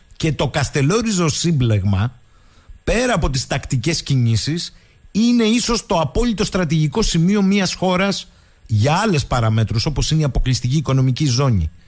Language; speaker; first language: Greek; native; Greek